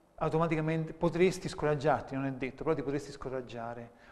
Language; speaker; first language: Italian; native; Italian